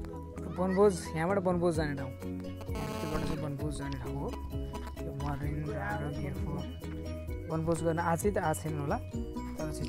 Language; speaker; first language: Nepali; native; Nepali